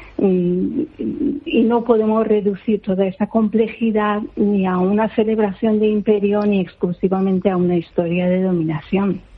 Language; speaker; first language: Spanish; non-native, fluent; Persian